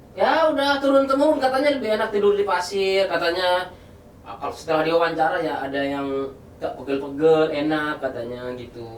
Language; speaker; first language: Indonesian; non-native, local second language; Madurese